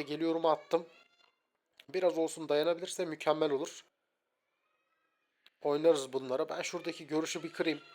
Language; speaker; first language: Turkish; native; Turkish